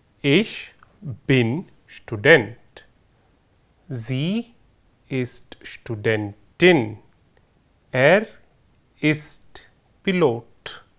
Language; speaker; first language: German; non-native, fluent; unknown